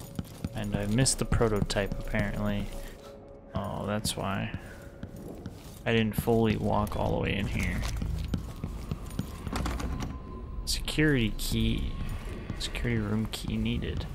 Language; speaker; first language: English; native; English